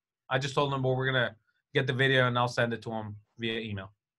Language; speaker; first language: English; early bilingual, other home language; Spanish